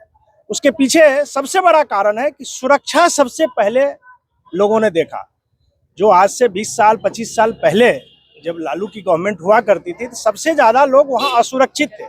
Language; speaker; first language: Hindi; native; Hindi